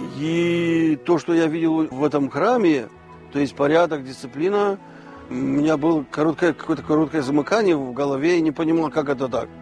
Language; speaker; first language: Russian; non-native, local second language; Romanian